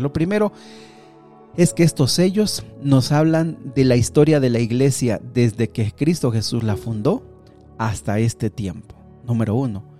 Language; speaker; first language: Spanish; native; Spanish